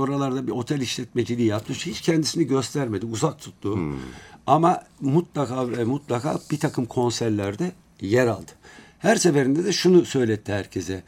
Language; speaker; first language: Turkish; native; Turkish